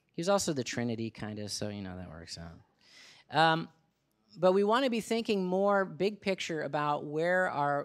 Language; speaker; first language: English; native; English